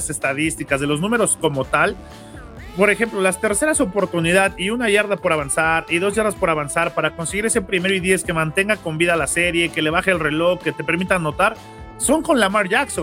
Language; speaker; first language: Spanish; native; Spanish